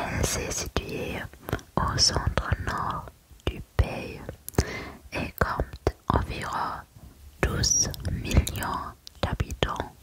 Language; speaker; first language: French; non-native, learner; German